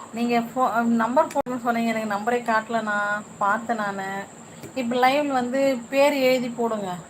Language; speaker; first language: Tamil; non-native, local second language; Telugu